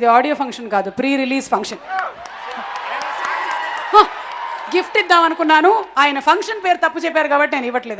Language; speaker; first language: Telugu; native; Telugu